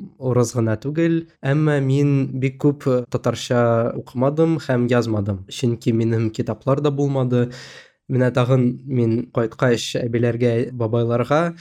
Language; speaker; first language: Tatar; non-native, local second language; Russian